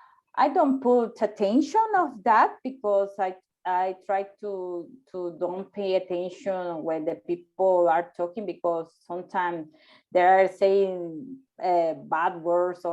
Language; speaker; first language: English; non-native, learner; Spanish